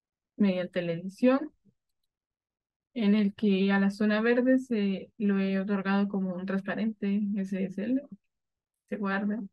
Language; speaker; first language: Spanish; native; Spanish